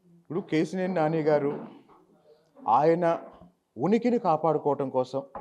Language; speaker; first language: Telugu; native; Telugu